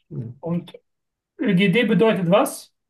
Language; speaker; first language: German; non-native, fluent; Turkish